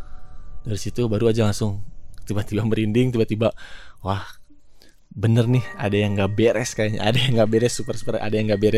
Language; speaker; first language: Indonesian; native; Indonesian